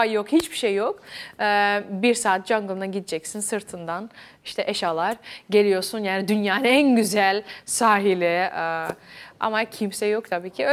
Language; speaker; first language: Turkish; early bilingual, heritage; Dutch